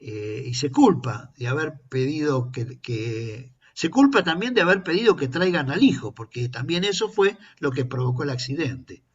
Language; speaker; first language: Spanish; native; Spanish